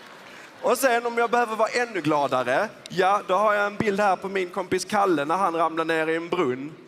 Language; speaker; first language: Swedish; native; Swedish